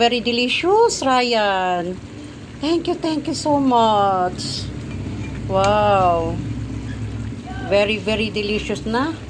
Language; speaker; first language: English; non-native, learner; Filipino